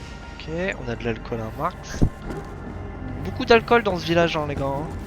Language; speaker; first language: French; native; French